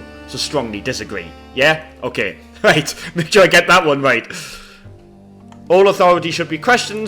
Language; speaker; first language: English; native; English